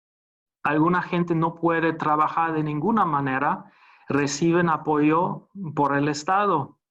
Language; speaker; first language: Spanish; non-native, fluent; German